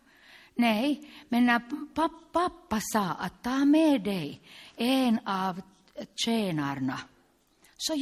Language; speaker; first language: Swedish; non-native, local second language; Finnish